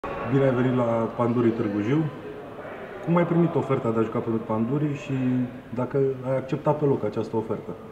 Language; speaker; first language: Romanian; native; Romanian